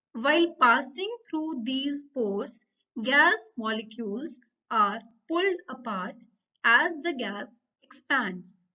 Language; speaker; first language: English; non-native, local second language; Punjabi